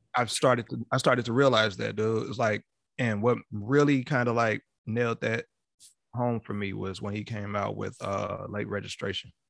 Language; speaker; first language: English; native; English